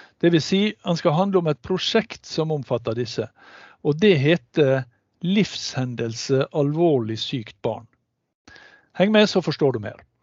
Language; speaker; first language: Norwegian; native; Norwegian